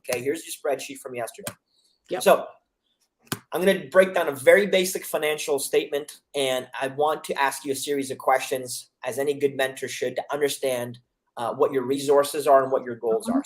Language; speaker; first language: English; native; English